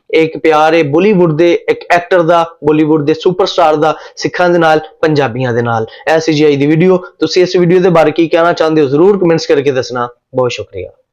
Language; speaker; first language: Punjabi; native; Punjabi